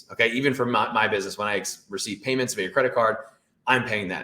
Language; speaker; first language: English; native; English